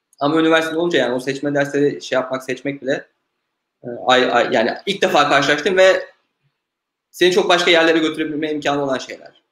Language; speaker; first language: Turkish; native; Turkish